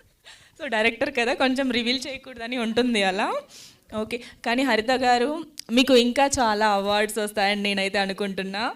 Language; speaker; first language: Telugu; non-native, fluent; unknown